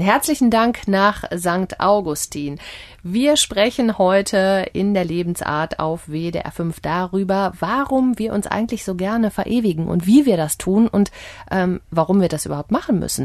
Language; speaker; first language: German; native; German